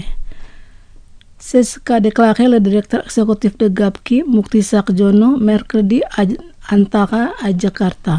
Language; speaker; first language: French; non-native, fluent; Indonesian